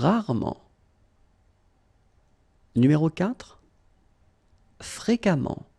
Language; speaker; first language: French; native; French